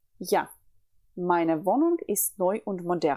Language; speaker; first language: German; non-native, fluent; Ukrainian